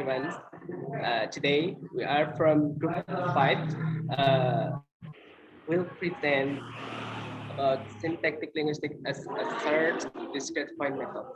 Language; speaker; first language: English; non-native, learner; Indonesian